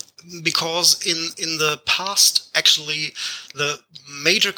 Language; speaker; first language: English; non-native, fluent; German